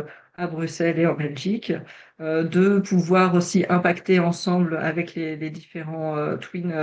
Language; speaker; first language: French; native; French